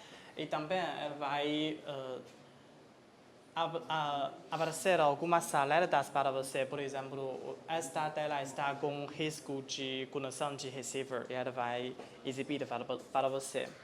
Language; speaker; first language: Portuguese; non-native, fluent; Chinese